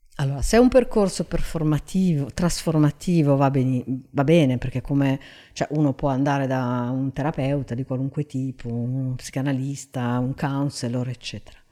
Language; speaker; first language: Italian; native; Italian